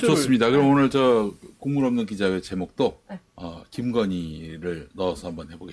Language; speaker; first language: Korean; native; Korean